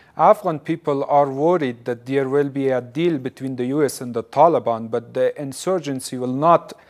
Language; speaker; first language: English; non-native, fluent; Persian